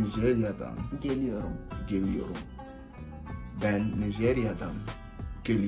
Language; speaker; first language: Turkish; non-native, learner; English